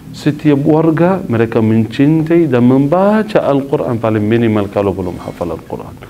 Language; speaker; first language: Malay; non-native, fluent; Arabic